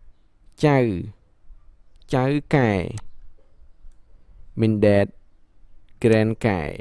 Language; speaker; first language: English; non-native, learner; Khmer